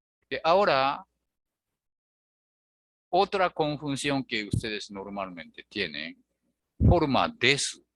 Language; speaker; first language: Spanish; non-native, fluent; Japanese